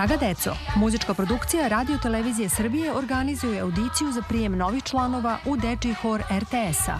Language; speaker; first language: Serbian; native; Serbian